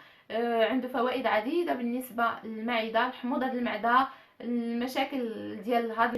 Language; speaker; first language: Arabic; native; Arabic